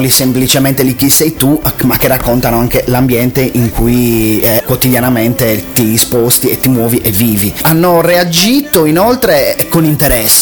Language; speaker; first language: Italian; native; Italian